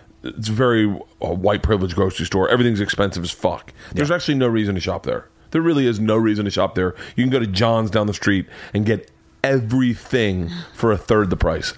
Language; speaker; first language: English; native; English